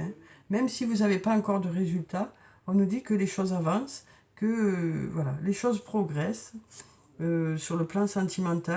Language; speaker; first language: French; native; French